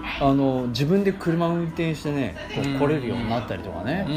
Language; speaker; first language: Japanese; native; Japanese